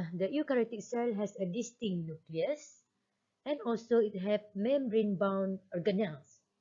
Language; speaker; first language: English; non-native, local second language; Malay